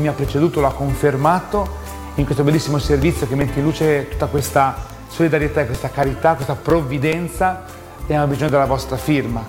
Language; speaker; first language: Italian; native; Italian